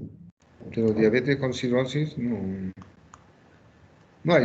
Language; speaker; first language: Spanish; native; Spanish